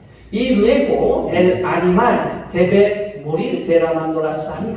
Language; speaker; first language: Spanish; non-native, fluent; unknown